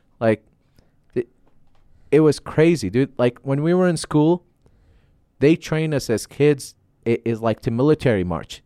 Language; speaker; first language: English; non-native, fluent; Arabic